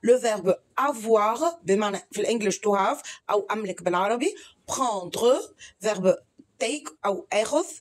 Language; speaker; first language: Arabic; native; Arabic